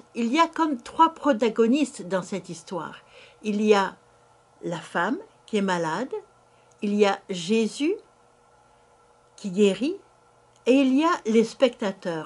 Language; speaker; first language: French; native; French